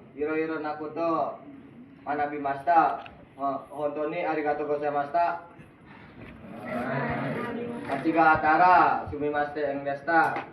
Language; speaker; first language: Japanese; non-native, learner; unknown